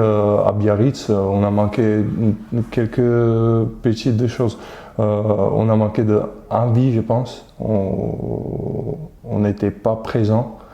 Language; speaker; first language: French; non-native, fluent; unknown